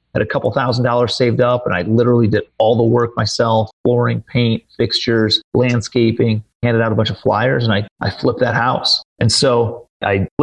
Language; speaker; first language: English; native; English